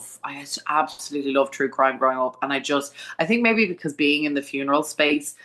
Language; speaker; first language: English; native; English